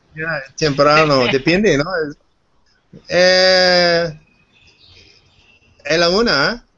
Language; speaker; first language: Spanish; non-native, fluent; English